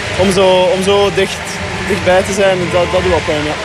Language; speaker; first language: Dutch; non-native, local second language; French